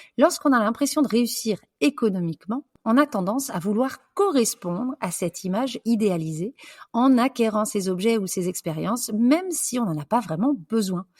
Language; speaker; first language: French; native; French